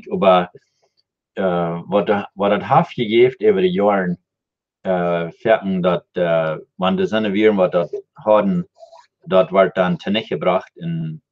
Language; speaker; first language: German; non-native, learner; Dutch